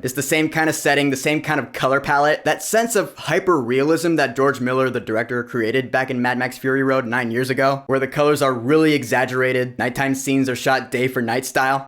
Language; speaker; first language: English; native; English